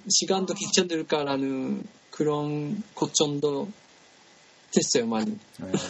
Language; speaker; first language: Korean; non-native, learner; Japanese